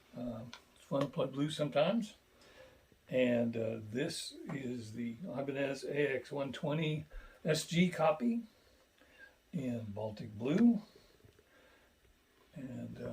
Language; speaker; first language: English; native; English